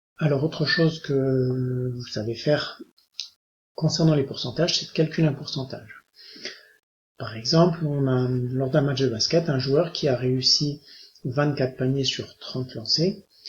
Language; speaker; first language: French; native; French